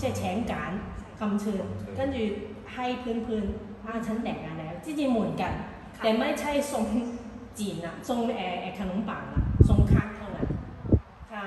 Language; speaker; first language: Thai; non-native, learner; Cantonese